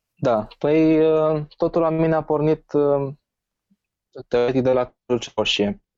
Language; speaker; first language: Romanian; native; Romanian